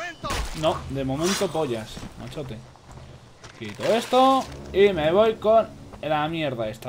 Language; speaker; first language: Spanish; native; Spanish